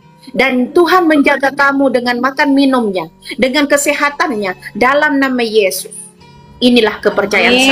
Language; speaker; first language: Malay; non-native, local second language; Madurese